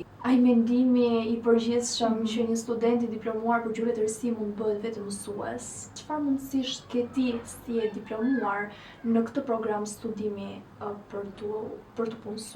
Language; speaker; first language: Albanian; native; Albanian